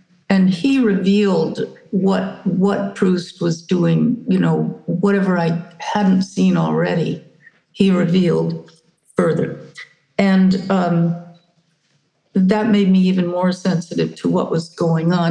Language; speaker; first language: English; native; English